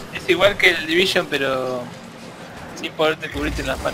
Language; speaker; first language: Spanish; native; Spanish